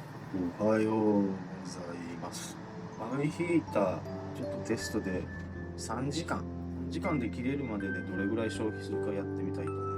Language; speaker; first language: Japanese; native; Japanese